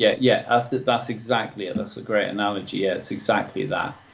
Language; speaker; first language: English; native; English